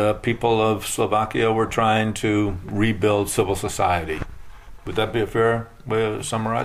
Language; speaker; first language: English; native; English